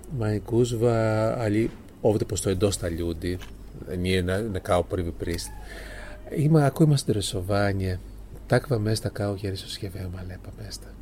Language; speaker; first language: Serbian; non-native, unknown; Greek